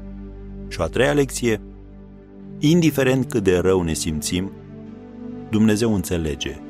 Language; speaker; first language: Romanian; native; Romanian